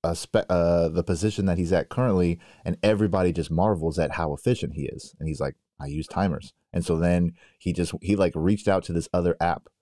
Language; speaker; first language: English; native; English